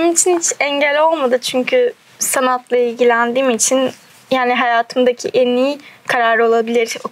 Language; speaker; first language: Turkish; early bilingual, heritage; Turkish